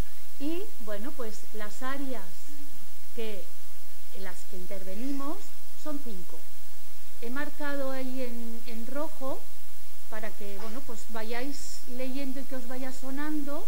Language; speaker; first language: Spanish; native; Spanish